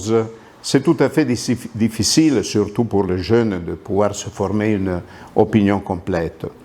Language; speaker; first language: French; non-native, local second language; Italian